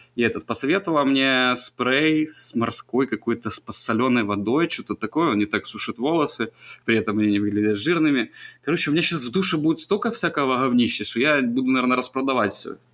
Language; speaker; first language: Russian; native; Russian